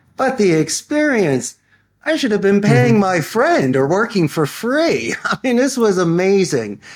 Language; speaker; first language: English; native; English